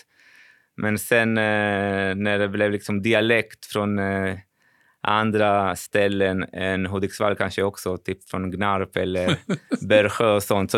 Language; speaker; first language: Swedish; non-native, fluent; Spanish